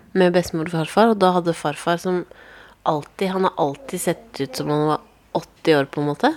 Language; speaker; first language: Norwegian; native; Norwegian